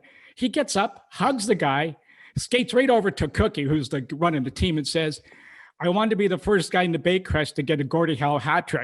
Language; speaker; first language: English; native; English